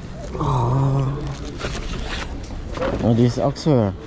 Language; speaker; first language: German; non-native, learner; Filipino